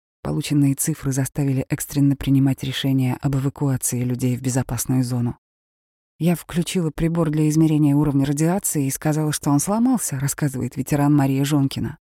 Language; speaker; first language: Russian; native; Russian